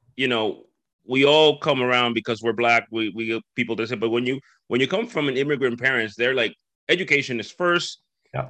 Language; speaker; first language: English; non-native, fluent; Spanish